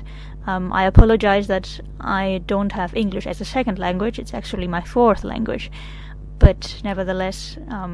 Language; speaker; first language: English; non-native, fluent; Catalan